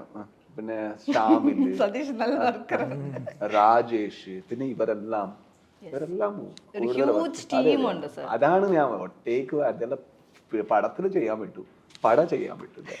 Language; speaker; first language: Malayalam; non-native, learner; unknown